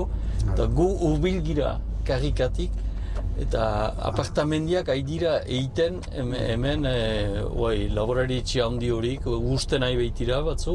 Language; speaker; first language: Basque; native; Basque